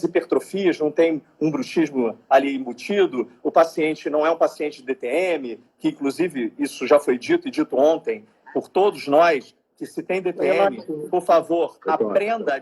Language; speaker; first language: Portuguese; native; Portuguese